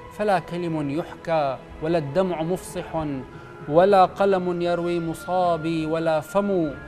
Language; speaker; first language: Arabic; native; Arabic